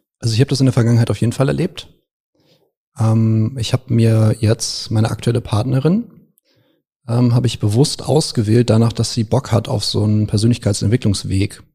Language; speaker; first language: German; native; German